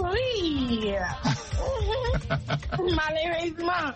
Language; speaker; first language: French; non-native, learner; Akan